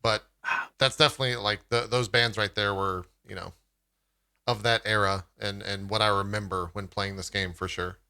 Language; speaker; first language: English; native; English